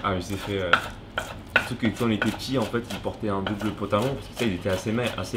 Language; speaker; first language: French; native; French